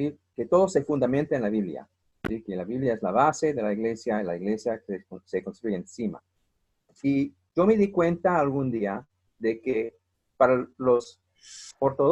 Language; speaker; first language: Spanish; non-native, fluent; English